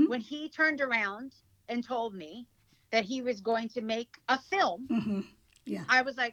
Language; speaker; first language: English; early bilingual, other home language; Hiligaynon